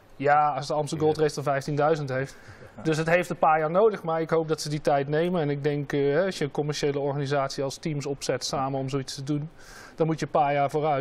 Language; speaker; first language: Dutch; native; Dutch